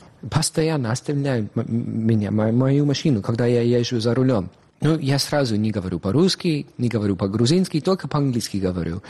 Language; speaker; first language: Russian; non-native, fluent; English